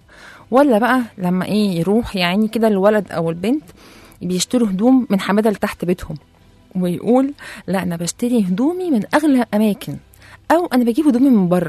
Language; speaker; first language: Arabic; native; Arabic